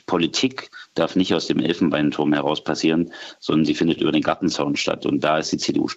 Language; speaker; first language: German; native; German